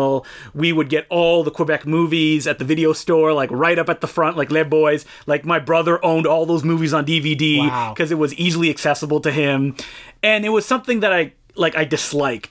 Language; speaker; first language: English; non-native, fluent; French